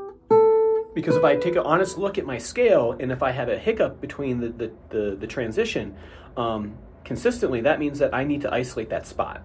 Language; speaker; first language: English; native; English